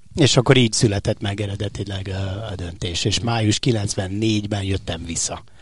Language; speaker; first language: Hungarian; non-native, fluent; English